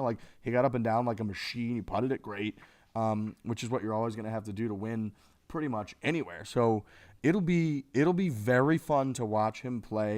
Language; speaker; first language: English; native; English